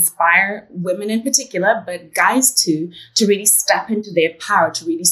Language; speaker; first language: English; native; English